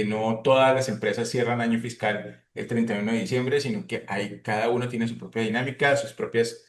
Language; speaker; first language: Spanish; native; Spanish